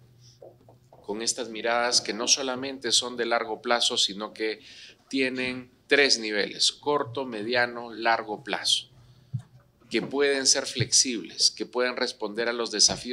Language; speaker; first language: Spanish; native; Spanish